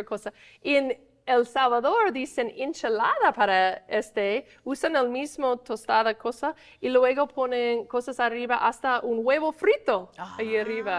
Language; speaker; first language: Spanish; non-native, fluent; English